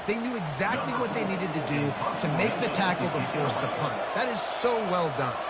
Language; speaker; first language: English; native; English